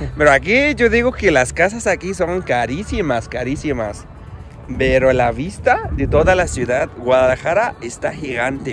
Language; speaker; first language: Spanish; non-native, fluent; Arabic